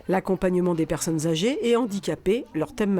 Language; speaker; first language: French; native; French